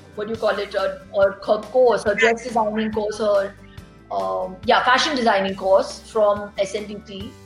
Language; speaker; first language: English; non-native, local second language; Tulu